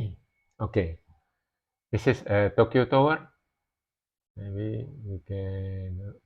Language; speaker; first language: English; non-native, learner; Indonesian